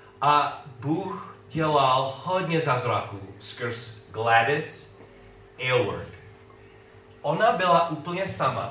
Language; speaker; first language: Czech; non-native, learner; English